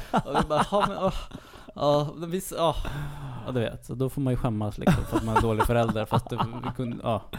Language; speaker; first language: Swedish; native; Swedish